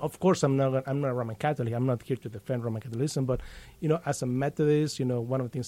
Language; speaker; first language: English; non-native, fluent; Spanish